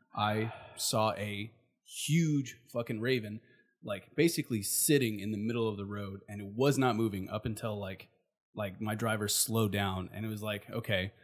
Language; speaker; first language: English; native; English